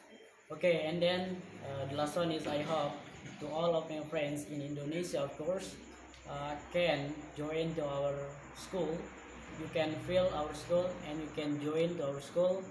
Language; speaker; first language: English; non-native, learner; Indonesian